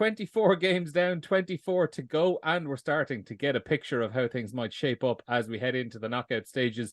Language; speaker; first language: English; native; English